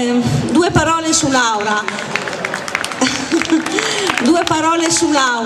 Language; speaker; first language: Italian; native; Italian